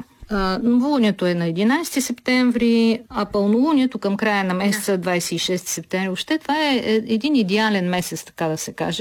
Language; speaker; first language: Bulgarian; native; Bulgarian